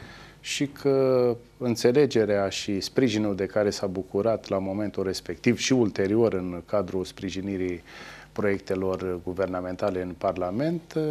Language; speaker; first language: Romanian; native; Romanian